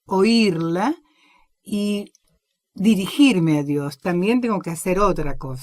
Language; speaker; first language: Spanish; native; Spanish